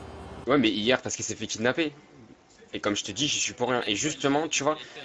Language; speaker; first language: French; native; French